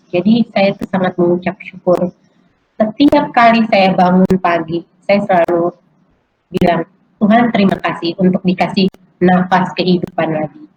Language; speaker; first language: Indonesian; native; Indonesian